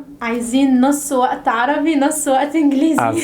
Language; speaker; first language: Arabic; native; Arabic